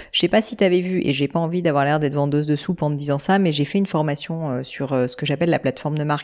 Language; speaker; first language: French; native; French